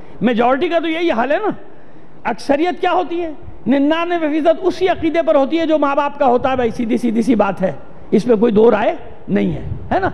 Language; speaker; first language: Urdu; native; Urdu